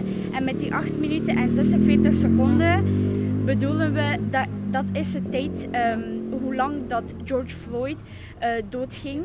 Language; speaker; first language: Dutch; early bilingual, other home language; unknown